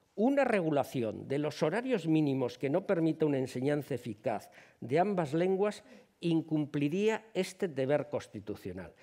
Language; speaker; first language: Spanish; non-native, local second language; Basque